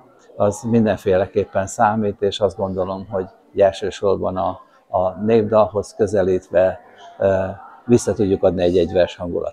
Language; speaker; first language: Hungarian; native; Hungarian